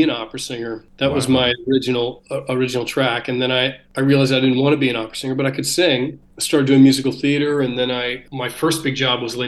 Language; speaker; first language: English; native; English